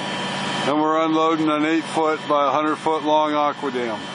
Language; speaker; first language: English; native; English